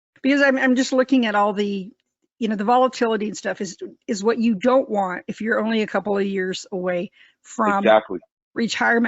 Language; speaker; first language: English; native; English